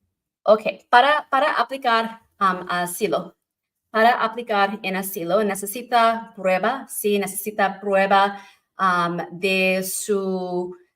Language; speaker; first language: Spanish; non-native, learner; English